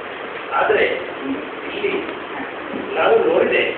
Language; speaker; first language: Kannada; non-native, learner; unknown